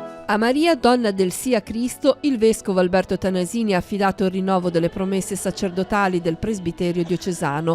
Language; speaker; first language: Italian; native; Italian